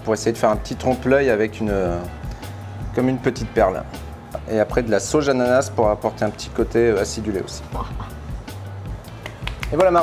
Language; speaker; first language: French; native; French